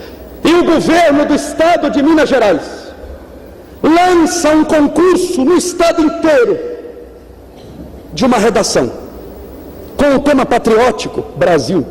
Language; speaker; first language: Portuguese; native; Portuguese